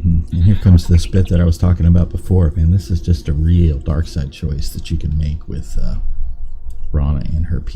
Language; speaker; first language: English; native; English